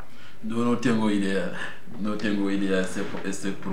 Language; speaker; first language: Spanish; non-native, learner; Wolof